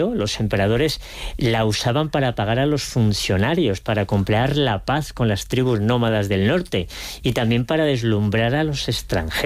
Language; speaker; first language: Spanish; native; Spanish